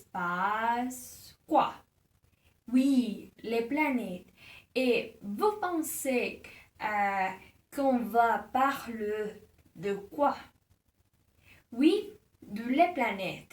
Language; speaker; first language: French; non-native, learner; Spanish